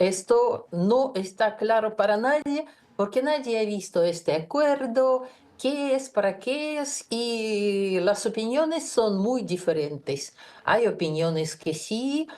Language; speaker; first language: Spanish; non-native, fluent; Russian